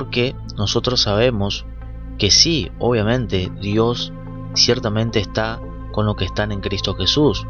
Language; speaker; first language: Spanish; native; Spanish